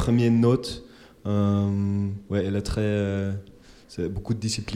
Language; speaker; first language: French; non-native, local second language; Dutch